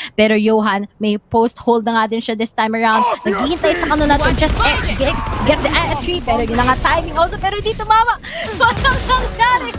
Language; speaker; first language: Filipino; native; Filipino